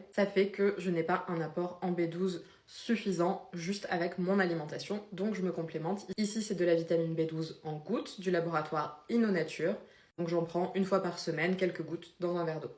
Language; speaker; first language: French; native; French